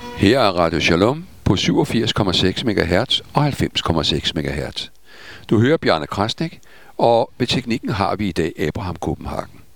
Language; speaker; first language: Danish; native; Danish